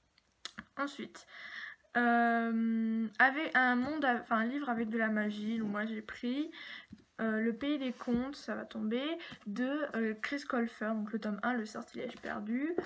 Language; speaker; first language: French; native; French